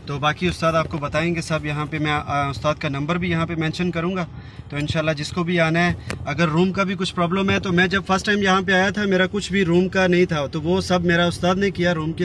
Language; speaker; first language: Hindi; non-native, local second language; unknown